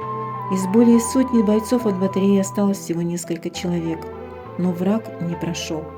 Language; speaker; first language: Russian; native; Russian